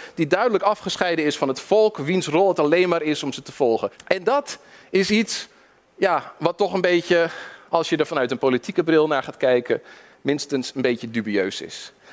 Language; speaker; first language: Dutch; early bilingual, other home language; English